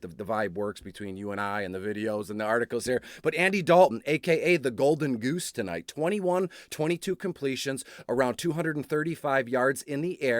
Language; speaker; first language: English; native; English